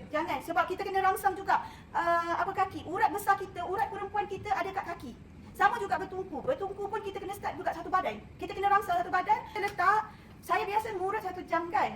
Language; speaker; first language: Malay; native; Malay